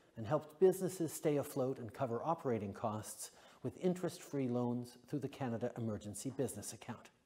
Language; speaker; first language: English; early bilingual, other home language; French